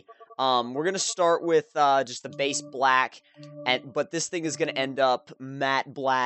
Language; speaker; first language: English; native; English